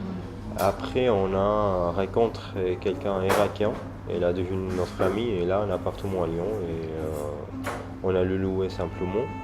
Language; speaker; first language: French; non-native, learner; Arabic